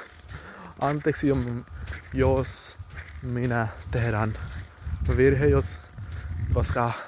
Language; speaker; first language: Finnish; non-native, learner; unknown